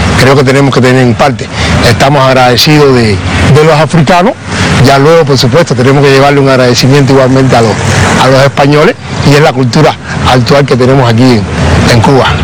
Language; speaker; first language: Spanish; native; Spanish